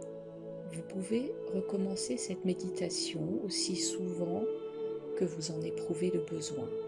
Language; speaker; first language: French; native; French